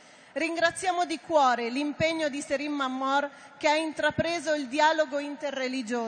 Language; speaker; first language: Italian; non-native, fluent; Wolof